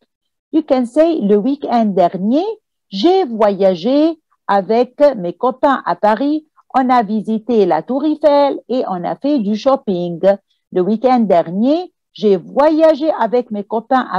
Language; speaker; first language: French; non-native, fluent; Arabic